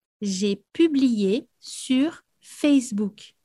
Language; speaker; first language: French; non-native, fluent; Portuguese